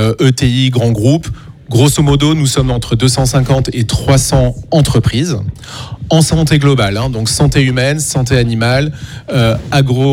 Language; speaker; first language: French; native; French